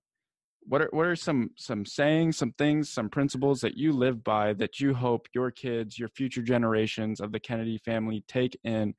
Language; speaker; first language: English; native; English